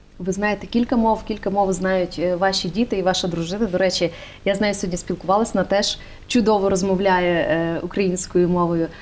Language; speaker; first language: Ukrainian; native; Ukrainian